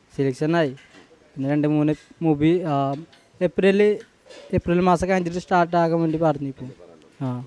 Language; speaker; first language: Malayalam; non-native, learner; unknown